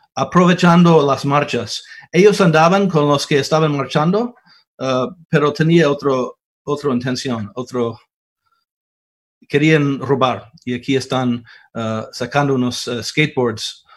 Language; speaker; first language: Spanish; non-native, fluent; English